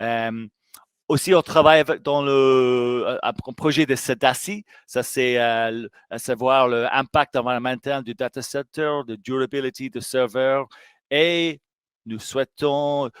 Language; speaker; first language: French; non-native, fluent; English